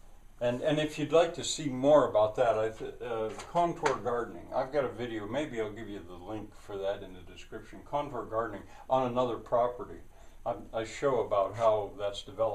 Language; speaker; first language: English; native; English